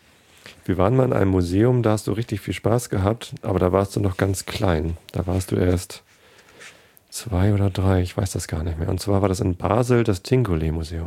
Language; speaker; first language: German; native; German